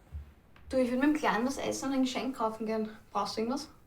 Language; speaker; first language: German; native; German